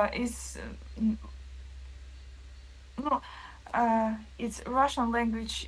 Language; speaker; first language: English; non-native, learner; Russian